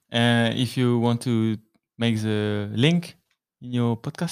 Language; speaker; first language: English; non-native, learner; French